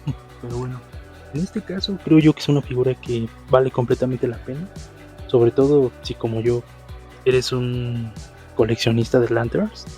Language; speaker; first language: Spanish; native; Spanish